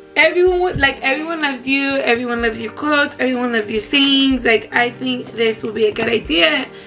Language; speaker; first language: English; early bilingual, other home language; Spanish